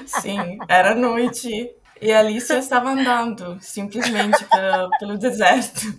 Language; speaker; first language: Portuguese; non-native, fluent; Italian